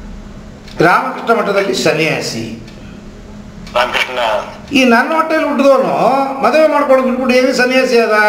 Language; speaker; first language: Kannada; native; Kannada